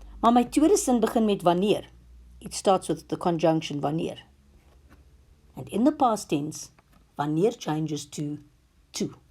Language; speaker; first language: Afrikaans; non-native, local second language; English